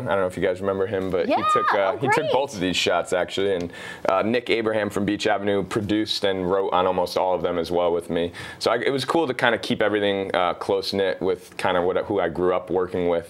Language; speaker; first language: English; native; English